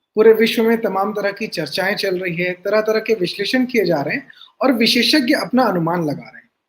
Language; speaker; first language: Hindi; native; Hindi